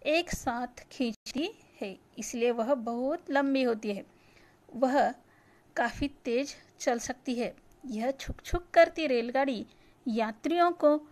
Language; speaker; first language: Hindi; non-native, local second language; Marathi